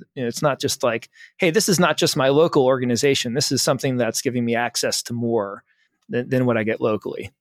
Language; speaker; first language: English; native; English